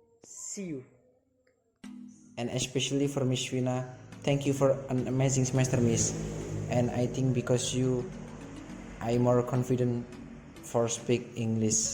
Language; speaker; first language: English; non-native, learner; Indonesian